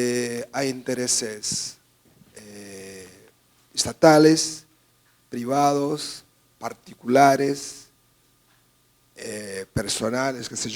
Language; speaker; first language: Spanish; non-native, fluent; Portuguese